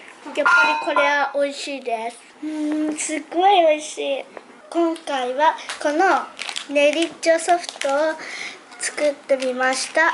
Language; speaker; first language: Japanese; early bilingual, other home language; Spanish